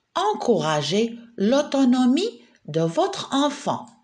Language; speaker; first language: French; non-native, local second language; Arabic